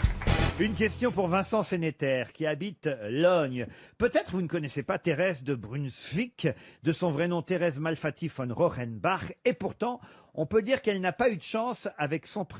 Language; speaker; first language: French; native; French